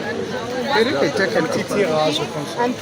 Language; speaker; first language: French; non-native, learner; Arabic